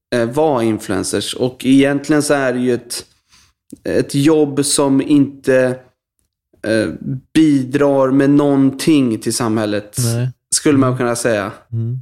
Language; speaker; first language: Swedish; native; Swedish